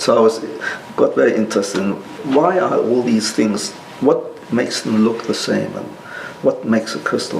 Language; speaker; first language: English; non-native, local second language; German